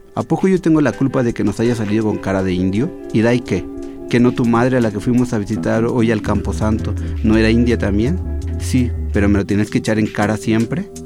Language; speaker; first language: Spanish; native; Spanish